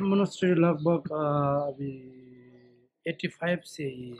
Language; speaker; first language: Hindi; non-native, fluent; Tibetan